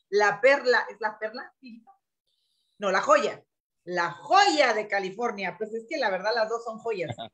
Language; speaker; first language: Spanish; native; Spanish